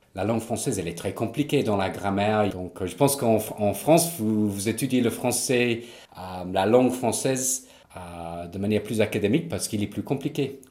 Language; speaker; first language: French; non-native, fluent; English